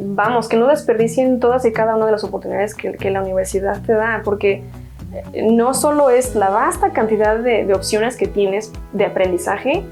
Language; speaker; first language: Spanish; native; Spanish